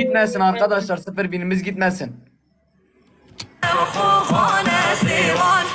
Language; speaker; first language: Turkish; native; Turkish